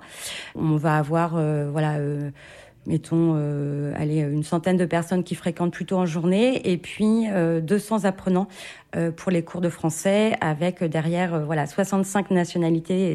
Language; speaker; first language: French; native; French